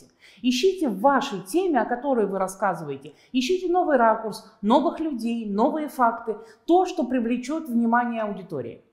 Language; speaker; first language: Russian; native; Russian